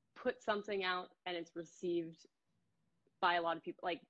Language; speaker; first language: English; native; English